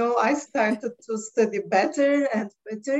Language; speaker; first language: English; non-native, fluent; Turkish